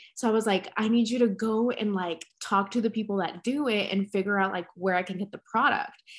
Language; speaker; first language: English; early bilingual, other home language; Spanish